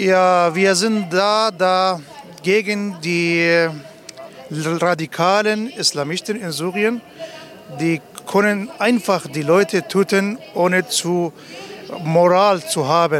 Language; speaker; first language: German; non-native, learner; Kurdish